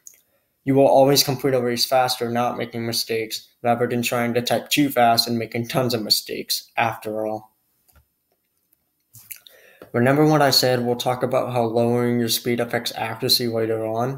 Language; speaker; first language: English; native; English